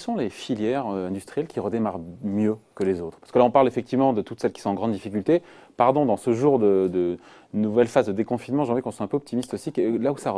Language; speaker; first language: French; native; French